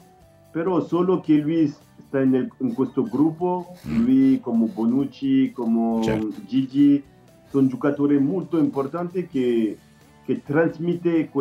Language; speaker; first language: Italian; non-native, learner; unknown